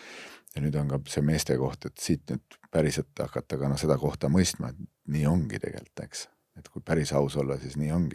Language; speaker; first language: Estonian; native; Estonian